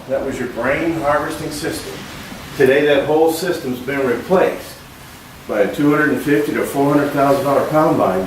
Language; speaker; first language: English; native; English